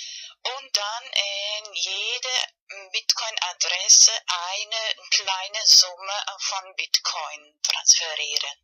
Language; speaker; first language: German; non-native, fluent; Spanish